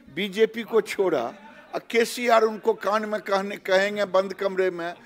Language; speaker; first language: Hindi; native; Hindi